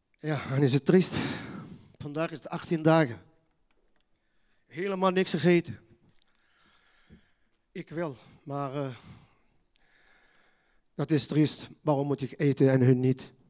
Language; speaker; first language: Dutch; non-native, learner; Riffian